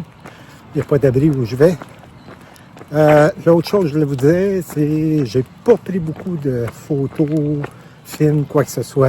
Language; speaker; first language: French; native; French